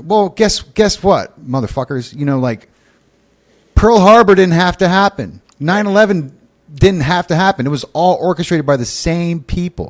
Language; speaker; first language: English; native; English